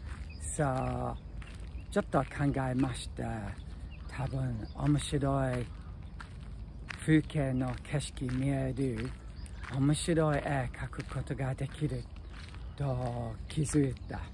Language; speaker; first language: Japanese; non-native, learner; English